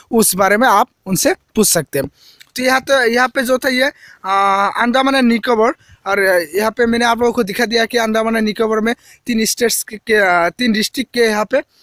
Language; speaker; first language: Hindi; non-native, local second language; Assamese